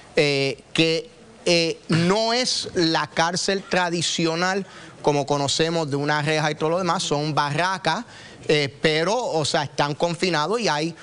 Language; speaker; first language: Spanish; native; Spanish